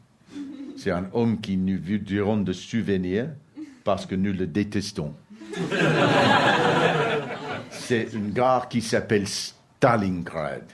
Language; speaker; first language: French; non-native, learner; English